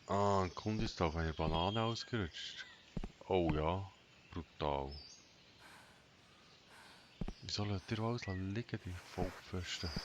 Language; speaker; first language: German; native; German